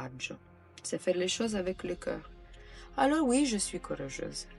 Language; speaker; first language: French; non-native, fluent; Italian